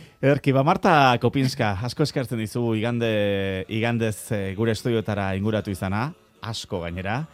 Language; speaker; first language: Basque; native; Basque